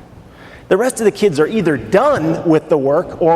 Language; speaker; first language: English; native; English